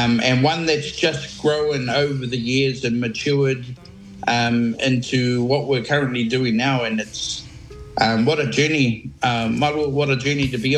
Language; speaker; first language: English; native; English